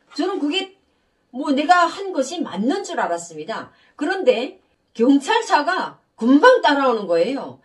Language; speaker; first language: Korean; native; Korean